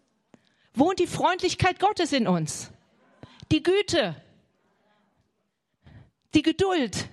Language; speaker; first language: German; native; German